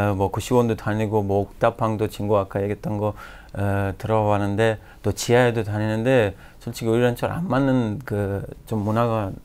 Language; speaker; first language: Korean; non-native, learner; Persian